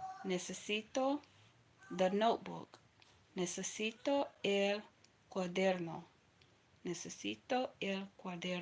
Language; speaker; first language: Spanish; non-native, learner; English